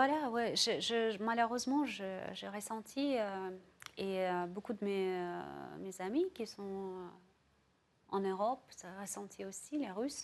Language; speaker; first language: French; non-native, fluent; Russian